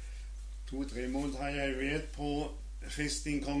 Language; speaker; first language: Danish; non-native, learner; German